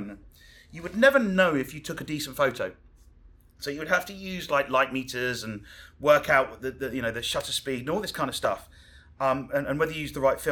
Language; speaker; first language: English; native; English